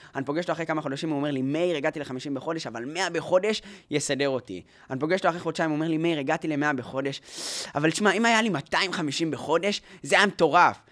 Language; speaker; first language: Hebrew; native; Hebrew